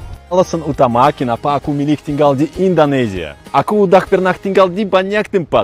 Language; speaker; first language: Indonesian; non-native, fluent; Russian